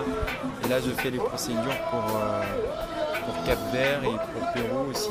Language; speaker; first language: French; non-native, local second language; Ewe